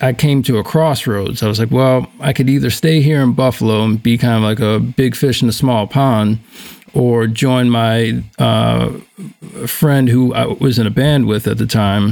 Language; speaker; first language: English; native; English